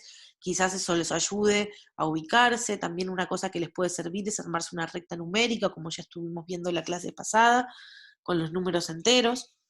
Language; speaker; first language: Spanish; native; Spanish